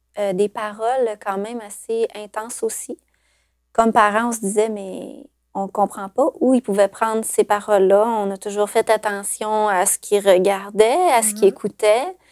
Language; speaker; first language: French; native; French